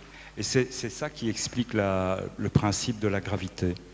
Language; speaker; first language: French; native; French